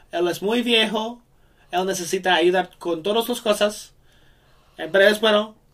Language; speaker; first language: Spanish; non-native, learner; English